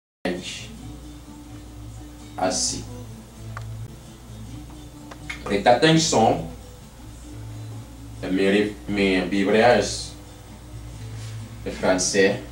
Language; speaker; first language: Portuguese; non-native, learner; Haitian Creole